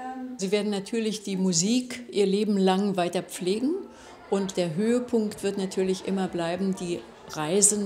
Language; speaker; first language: German; native; German